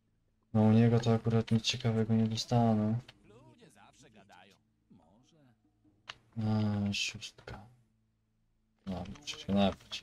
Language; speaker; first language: Polish; native; Polish